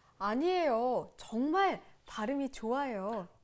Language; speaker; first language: Korean; native; Korean